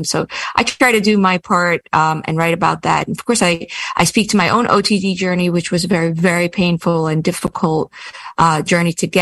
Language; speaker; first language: English; native; English